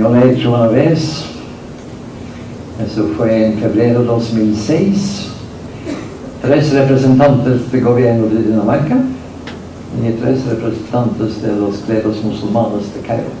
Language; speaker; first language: Spanish; non-native, fluent; Norwegian